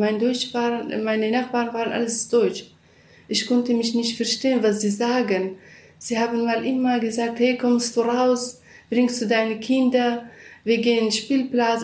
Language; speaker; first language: German; non-native, learner; Central Kurdish